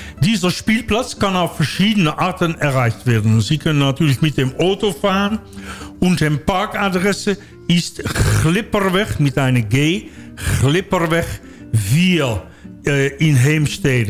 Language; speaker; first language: German; non-native, learner; Dutch